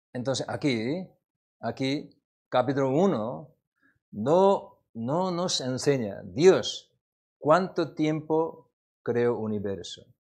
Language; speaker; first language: Spanish; non-native, learner; Korean